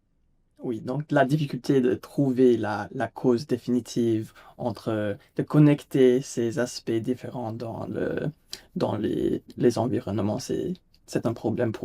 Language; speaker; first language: French; non-native, fluent; English